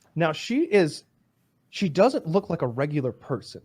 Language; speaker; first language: English; native; English